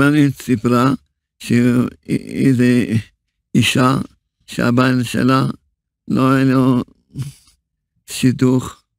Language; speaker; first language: Hebrew; early bilingual, other home language; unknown